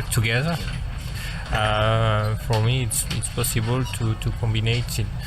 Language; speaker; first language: English; non-native, learner; French